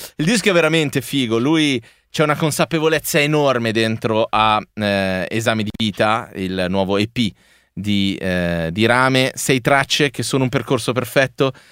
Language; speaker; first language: Italian; native; Italian